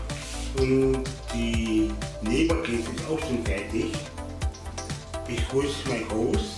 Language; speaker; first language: German; non-native, learner; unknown